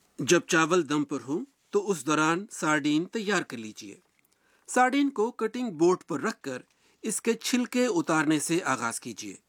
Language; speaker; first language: Urdu; native; Urdu